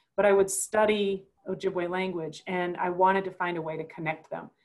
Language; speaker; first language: English; native; English